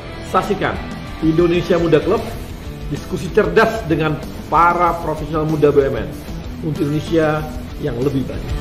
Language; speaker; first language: Indonesian; native; Indonesian